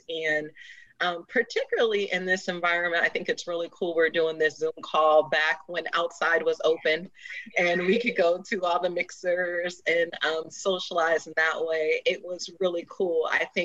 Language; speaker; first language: English; native; English